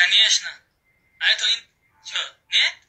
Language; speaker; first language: Russian; non-native, learner; Uzbek